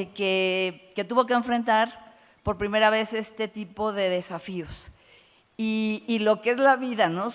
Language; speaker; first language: Spanish; native; Spanish